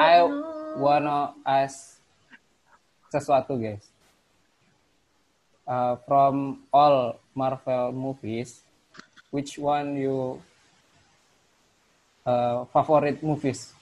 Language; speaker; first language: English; non-native, learner; Indonesian